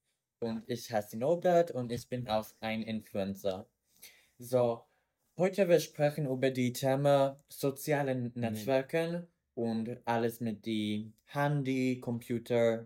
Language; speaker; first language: German; non-native, learner; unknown